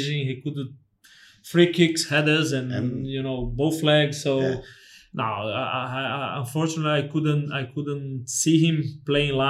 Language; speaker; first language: English; non-native, fluent; Portuguese